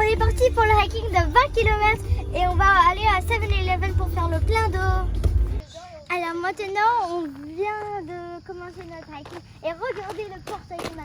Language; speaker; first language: French; early bilingual, heritage; French